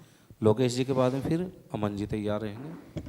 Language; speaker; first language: Hindi; native; Hindi